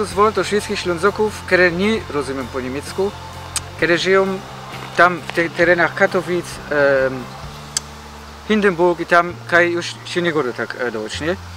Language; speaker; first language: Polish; early bilingual, heritage; German